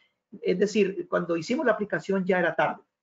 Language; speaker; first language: Spanish; native; Spanish